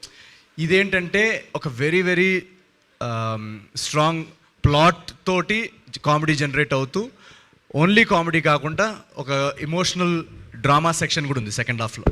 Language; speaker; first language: Telugu; native; Telugu